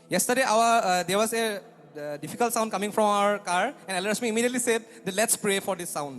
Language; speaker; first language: English; non-native, local second language; Assamese